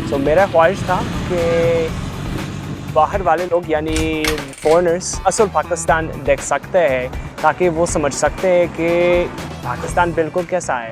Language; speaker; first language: Hindi; non-native, fluent; English